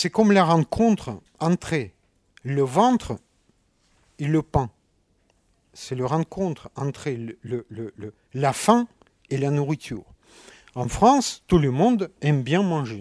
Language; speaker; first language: French; non-native, fluent; Russian